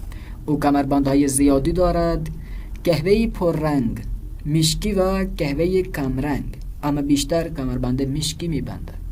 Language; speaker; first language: Persian; non-native, fluent; Urdu